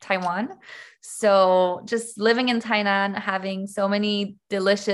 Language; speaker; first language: English; non-native, fluent; French